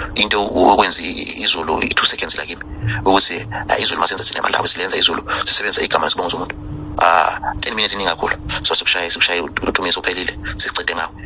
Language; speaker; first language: Zulu; non-native, fluent; Nyanja